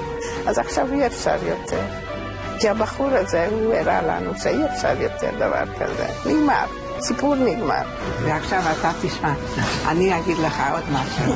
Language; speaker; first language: Hebrew; non-native, fluent; Hungarian